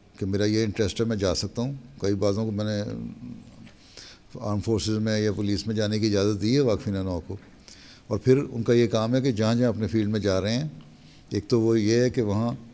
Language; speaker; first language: Urdu; native; Urdu